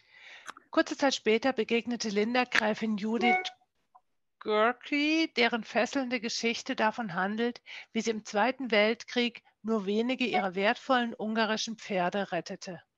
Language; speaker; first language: German; native; German